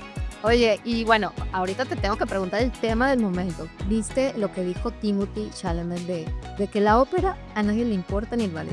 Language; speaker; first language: Spanish; native; Spanish